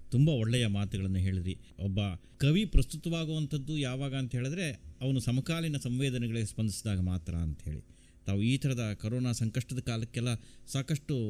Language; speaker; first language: Kannada; native; Kannada